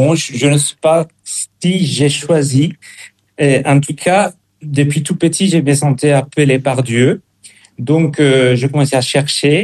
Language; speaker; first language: French; non-native, fluent; Spanish